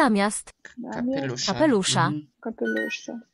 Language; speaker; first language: Polish; non-native, learner; Russian